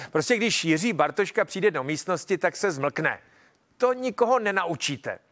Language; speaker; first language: Czech; native; Czech